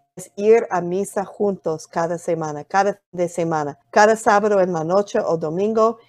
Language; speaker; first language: Spanish; non-native, fluent; English